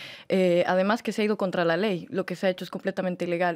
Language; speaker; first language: Spanish; native; Spanish